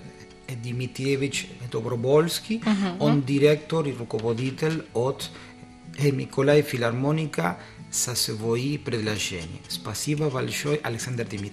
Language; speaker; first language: Russian; non-native, learner; Spanish